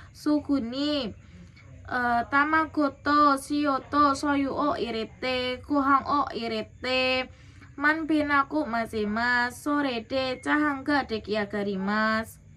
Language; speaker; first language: Japanese; non-native, learner; Indonesian